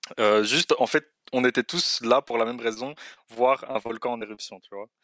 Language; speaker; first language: French; early bilingual, other home language; Arabic